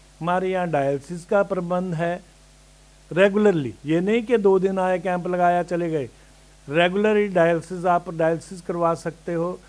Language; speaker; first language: Hindi; native; Hindi